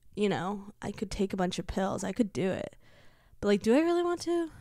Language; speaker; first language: English; native; English